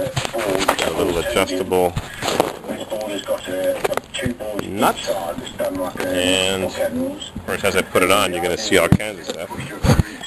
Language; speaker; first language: English; native; English